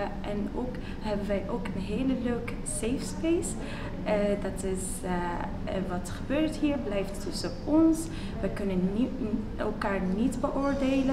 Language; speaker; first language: Dutch; non-native, learner; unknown